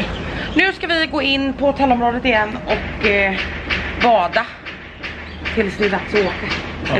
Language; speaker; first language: Swedish; native; Swedish